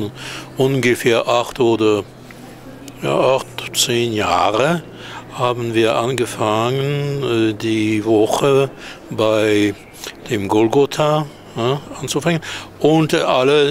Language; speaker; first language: German; non-native, fluent; Hebrew